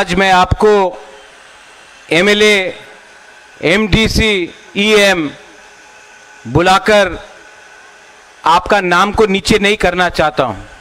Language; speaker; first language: Hindi; non-native, local second language; Kok Borok